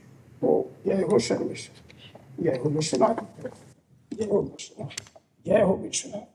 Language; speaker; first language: Hindi; native; Hindi